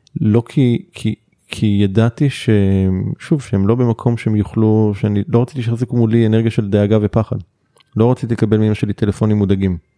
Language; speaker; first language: Hebrew; native; Hebrew